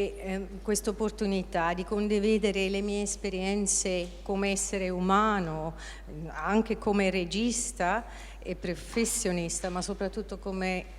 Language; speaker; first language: Italian; non-native, fluent; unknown